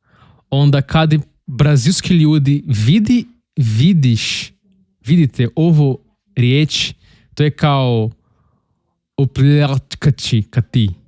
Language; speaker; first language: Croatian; non-native, learner; Portuguese